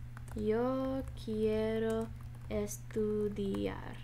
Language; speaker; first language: Spanish; non-native, learner; English